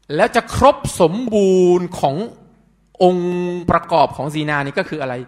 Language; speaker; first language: Thai; non-native, local second language; Pattani Malay